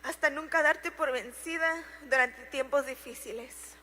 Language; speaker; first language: Spanish; early bilingual, heritage; Spanish